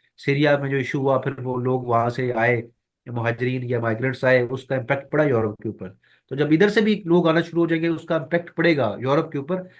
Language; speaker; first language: Urdu; non-native, local second language; Punjabi